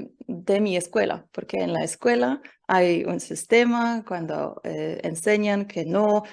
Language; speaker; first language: Spanish; non-native, learner; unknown